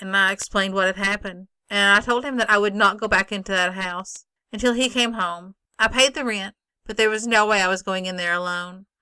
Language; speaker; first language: English; native; English